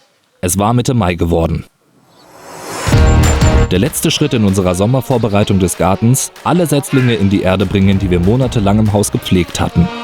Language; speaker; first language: German; native; German